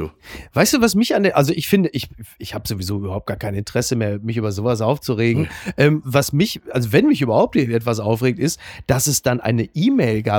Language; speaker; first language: German; native; German